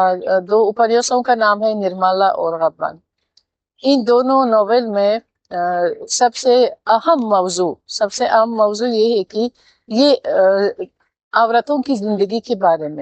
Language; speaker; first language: Hindi; non-native, fluent; Tajik